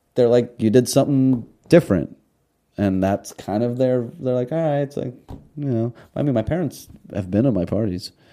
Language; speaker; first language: English; early bilingual, other home language; Russian